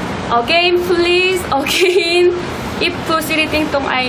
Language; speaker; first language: English; non-native, learner; Korean